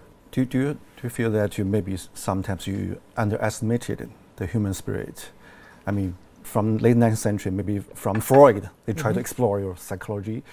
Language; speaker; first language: English; non-native, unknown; Chinese